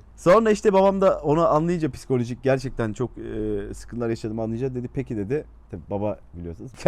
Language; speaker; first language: Turkish; early bilingual, heritage; Turkish